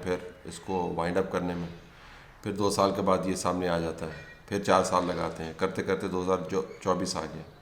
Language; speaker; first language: Urdu; native; Urdu